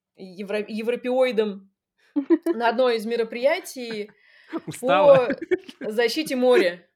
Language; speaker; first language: Russian; native; Russian